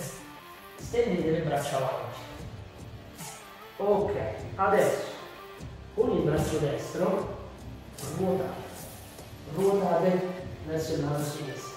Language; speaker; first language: Italian; native; Italian